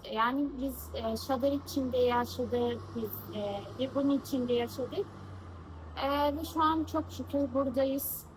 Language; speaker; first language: Turkish; non-native, fluent; Arabic